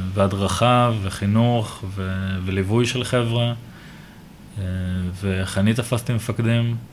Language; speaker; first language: Hebrew; native; Hebrew